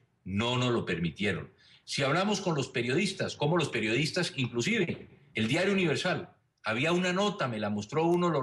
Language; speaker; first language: Spanish; native; Spanish